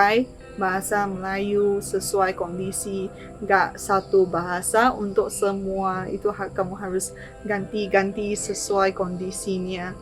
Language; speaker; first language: Indonesian; non-native, fluent; Chinese